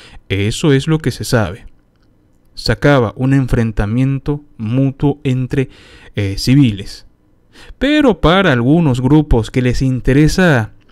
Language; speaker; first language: Spanish; native; Spanish